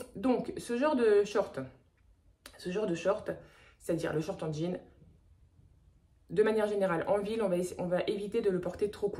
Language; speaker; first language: French; native; French